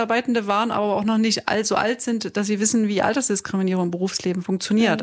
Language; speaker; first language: German; native; German